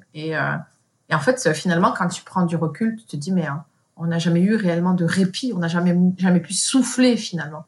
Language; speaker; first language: French; native; French